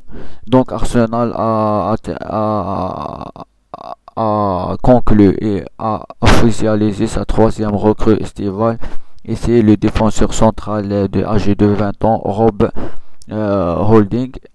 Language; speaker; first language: French; non-native, local second language; Arabic